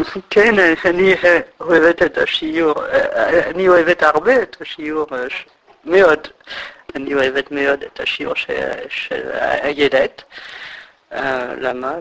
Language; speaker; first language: Hebrew; non-native, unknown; French